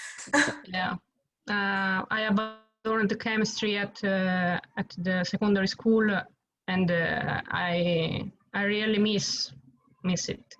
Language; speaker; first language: English; non-native, learner; Italian